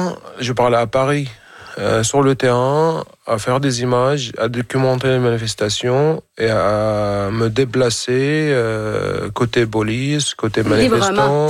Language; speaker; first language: French; non-native, fluent; Arabic